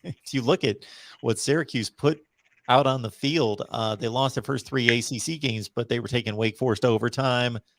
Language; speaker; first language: English; native; English